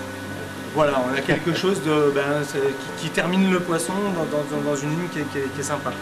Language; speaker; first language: French; native; French